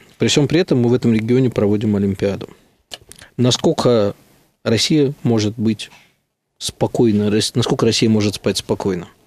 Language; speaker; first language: Russian; native; Russian